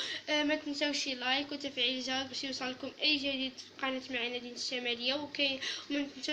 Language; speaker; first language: Arabic; native; Arabic